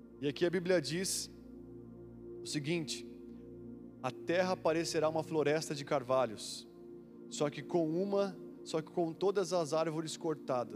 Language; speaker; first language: Portuguese; native; Portuguese